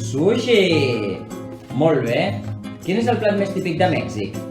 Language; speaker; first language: Catalan; native; Catalan